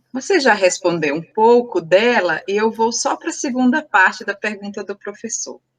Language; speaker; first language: Portuguese; native; Portuguese